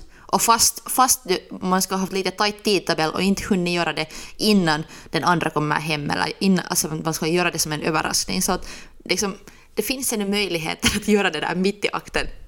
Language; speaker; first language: Swedish; native; Swedish